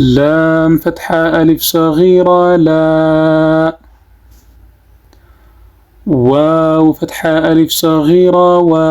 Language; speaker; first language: Arabic; non-native, fluent; Amharic